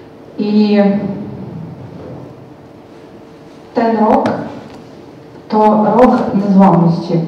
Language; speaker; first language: Polish; non-native, fluent; Ukrainian